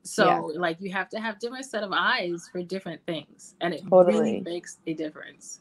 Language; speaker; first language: English; native; English